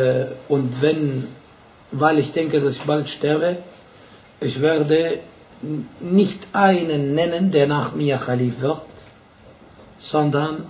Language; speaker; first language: German; non-native, fluent; Arabic